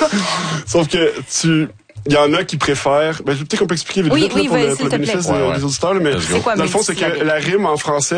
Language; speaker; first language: French; native; French